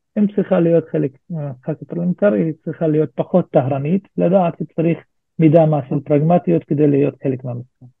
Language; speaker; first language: Hebrew; non-native, local second language; Arabic